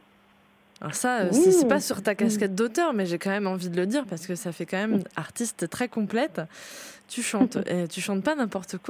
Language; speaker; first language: French; native; French